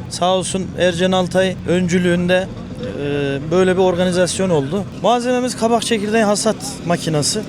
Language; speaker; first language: Turkish; native; Turkish